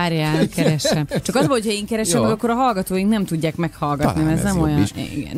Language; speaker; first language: Hungarian; native; Hungarian